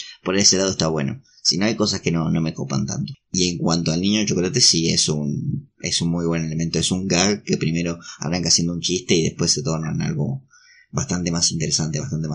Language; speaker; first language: Spanish; native; Spanish